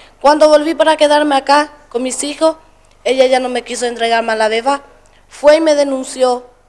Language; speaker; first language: Spanish; non-native, local second language; Guarani